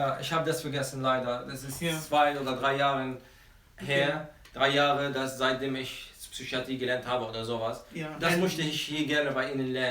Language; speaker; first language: German; non-native, fluent; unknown